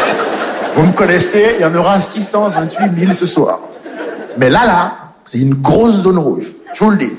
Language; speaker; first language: French; native; French